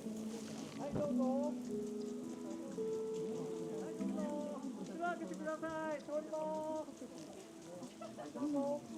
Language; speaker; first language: Japanese; native; Japanese